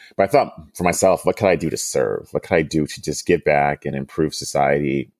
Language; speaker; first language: English; early bilingual, other home language; Yoruba